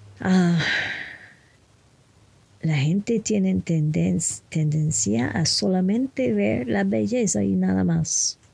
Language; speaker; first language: Spanish; non-native, fluent; French